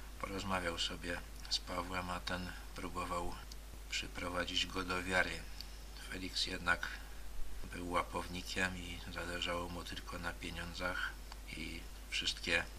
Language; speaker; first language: Polish; native; Polish